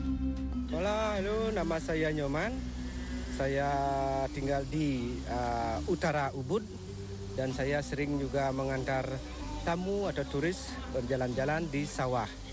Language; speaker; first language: Indonesian; non-native, local second language; Balinese